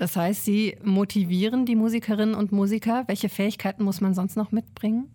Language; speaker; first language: German; native; German